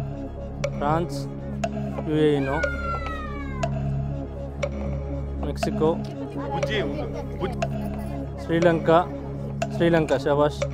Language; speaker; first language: English; non-native, local second language; Telugu